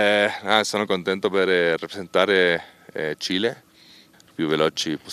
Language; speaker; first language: Italian; non-native, learner; Spanish